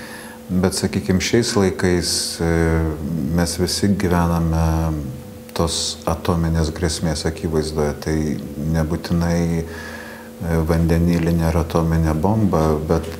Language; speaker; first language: Lithuanian; native; Lithuanian